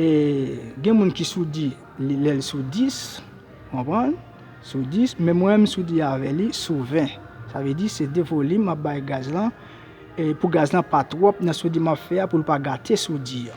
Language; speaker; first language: French; non-native, learner; Haitian Creole